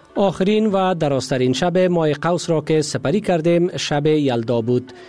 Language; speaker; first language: Persian; native; Persian